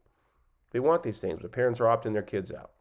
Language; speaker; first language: English; native; English